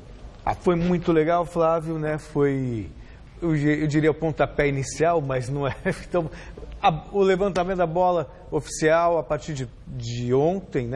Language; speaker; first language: Portuguese; native; Portuguese